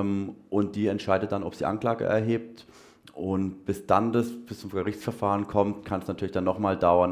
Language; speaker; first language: German; native; German